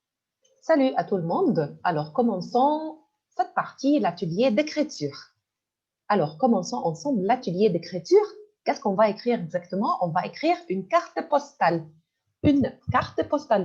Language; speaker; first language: French; non-native, fluent; Arabic